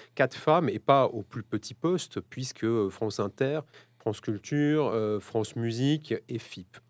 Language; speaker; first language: French; native; French